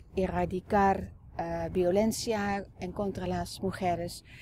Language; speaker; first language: Spanish; non-native, learner; Dutch